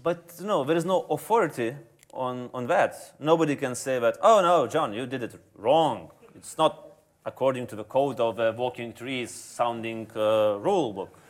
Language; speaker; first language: English; non-native, fluent; Lithuanian